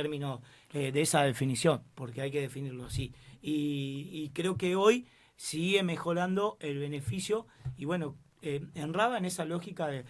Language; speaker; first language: Spanish; native; Spanish